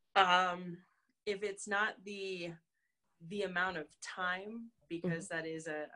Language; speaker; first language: English; native; English